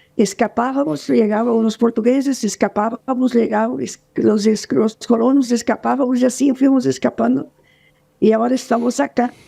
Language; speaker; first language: Spanish; non-native, fluent; Portuguese